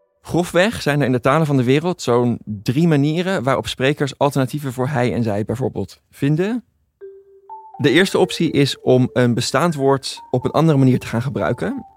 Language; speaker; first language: Dutch; native; Dutch